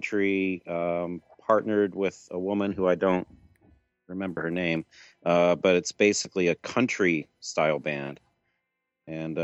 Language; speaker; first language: English; native; English